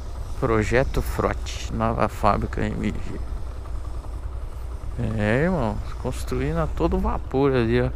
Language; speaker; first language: Portuguese; native; Portuguese